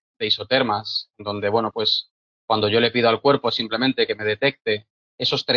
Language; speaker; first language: Spanish; native; Spanish